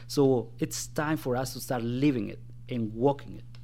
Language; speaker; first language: English; non-native, fluent; Spanish